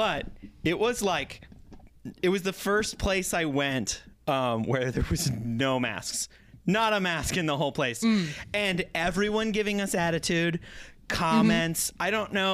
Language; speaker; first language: English; native; English